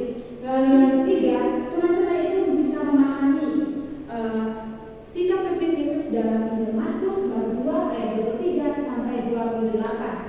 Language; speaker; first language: Indonesian; native; Indonesian